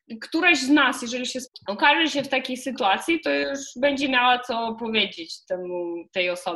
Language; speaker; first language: Polish; non-native, fluent; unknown